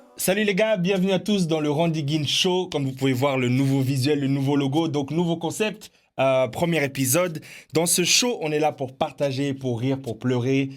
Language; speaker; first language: French; native; French